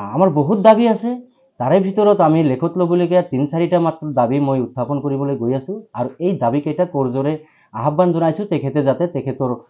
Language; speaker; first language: Assamese; non-native, local second language; Bangla